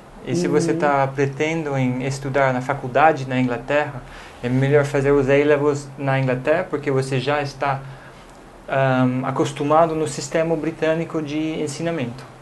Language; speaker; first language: Portuguese; non-native, fluent; English